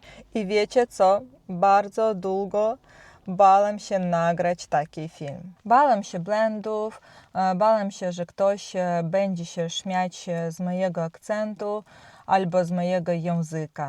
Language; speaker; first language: Polish; non-native, learner; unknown